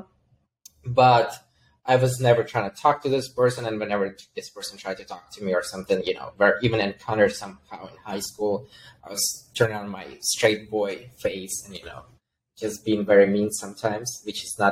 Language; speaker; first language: English; non-native, fluent; Ukrainian